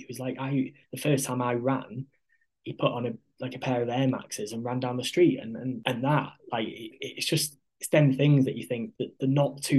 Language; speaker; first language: English; native; English